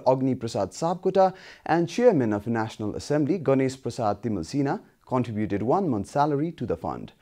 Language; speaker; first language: English; non-native, fluent; Nepali